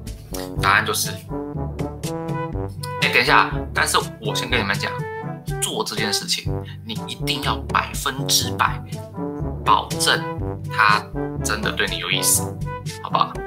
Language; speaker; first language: Chinese; native; Chinese